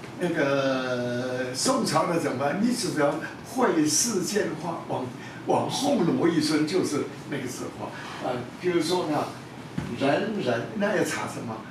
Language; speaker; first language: Chinese; non-native, local second language; Hakka Chinese